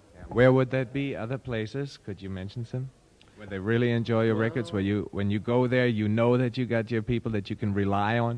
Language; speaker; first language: English; non-native, fluent; German